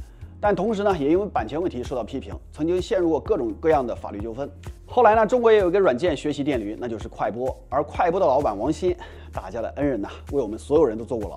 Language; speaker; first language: Chinese; native; Chinese